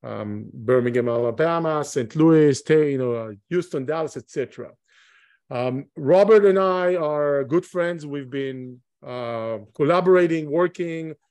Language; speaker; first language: English; non-native, fluent; Hebrew